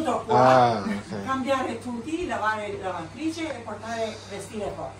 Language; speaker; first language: Italian; non-native, learner; Albanian